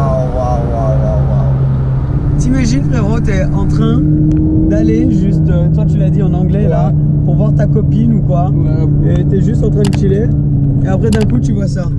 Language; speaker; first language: French; native; French